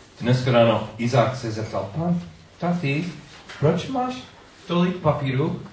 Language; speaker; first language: Czech; non-native, learner; English